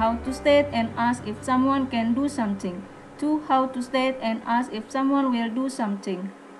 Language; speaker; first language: English; non-native, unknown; Indonesian